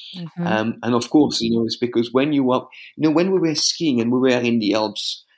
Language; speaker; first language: English; non-native, fluent; French